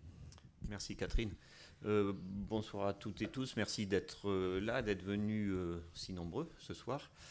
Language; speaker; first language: French; native; French